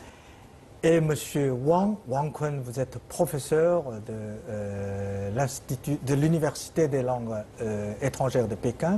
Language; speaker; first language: French; non-native, fluent; Chinese